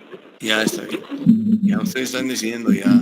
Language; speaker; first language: Spanish; native; Spanish